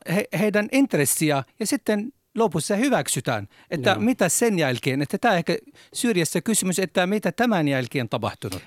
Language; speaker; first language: Finnish; non-native, learner; Arabic